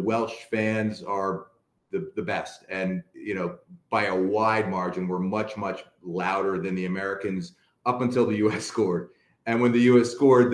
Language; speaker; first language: English; native; English